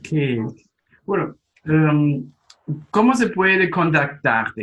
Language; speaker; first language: Spanish; non-native, fluent; German